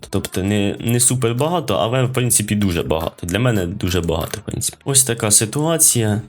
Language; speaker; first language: Ukrainian; non-native, local second language; Russian